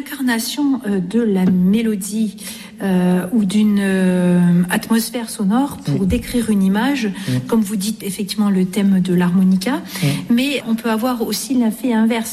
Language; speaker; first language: French; native; French